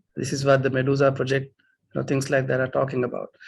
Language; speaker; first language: English; non-native, local second language; Sinhala